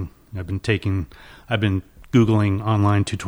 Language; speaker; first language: English; native; English